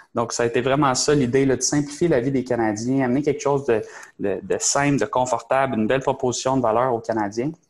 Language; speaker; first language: French; native; French